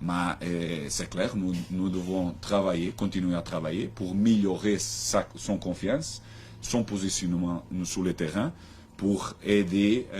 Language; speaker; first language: French; non-native, learner; Portuguese